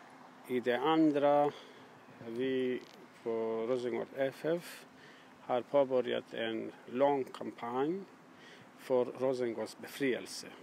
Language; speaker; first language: Swedish; non-native, learner; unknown